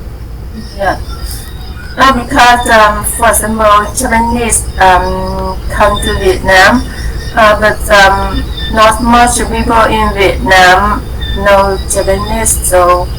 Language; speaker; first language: English; non-native, learner; Vietnamese